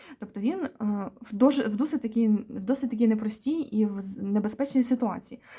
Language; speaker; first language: Ukrainian; native; Ukrainian